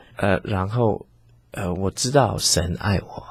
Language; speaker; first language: Chinese; early bilingual, heritage; English